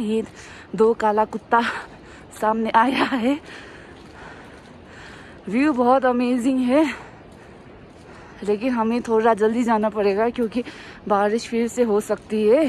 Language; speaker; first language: Hindi; non-native, local second language; Nepali